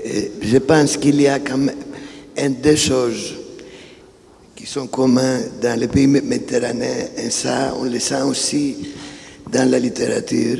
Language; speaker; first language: French; non-native, fluent; Greek